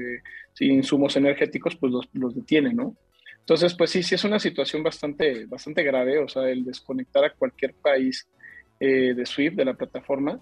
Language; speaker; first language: Spanish; native; Spanish